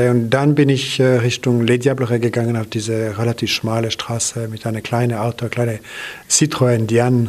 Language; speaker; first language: German; non-native, local second language; French